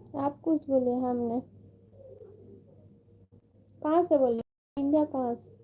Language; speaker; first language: Hindi; non-native, learner; Bangla